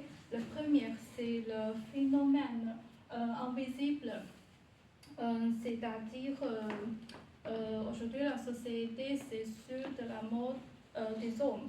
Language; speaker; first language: French; non-native, learner; Chinese